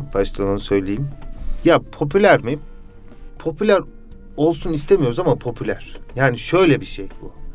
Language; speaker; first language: Turkish; native; Turkish